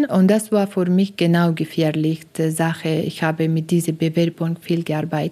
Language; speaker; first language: German; non-native, learner; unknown